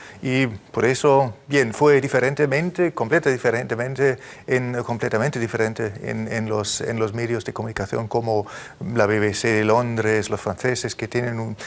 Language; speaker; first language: Spanish; non-native, fluent; German